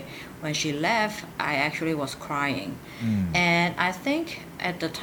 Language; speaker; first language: English; non-native, local second language; Cantonese